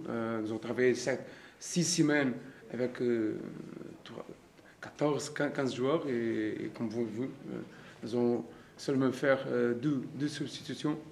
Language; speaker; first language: French; non-native, learner; Portuguese